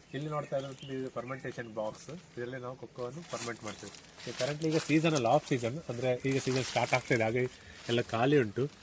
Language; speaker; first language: Kannada; native; Kannada